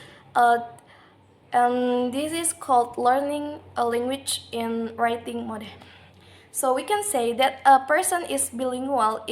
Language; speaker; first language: English; non-native, learner; Indonesian